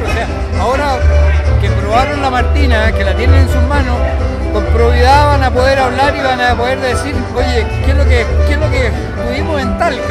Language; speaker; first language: Spanish; native; Spanish